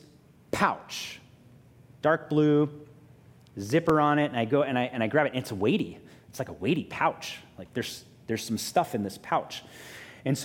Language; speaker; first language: English; native; English